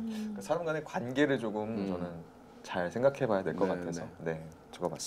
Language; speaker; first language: Korean; native; Korean